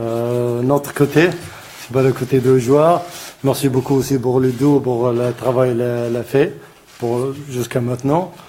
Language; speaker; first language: French; non-native, learner; Arabic